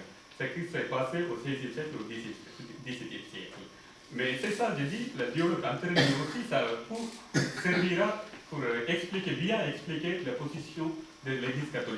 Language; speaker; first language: French; non-native, fluent; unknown